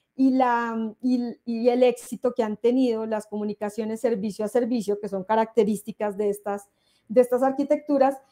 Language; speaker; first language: Spanish; native; Spanish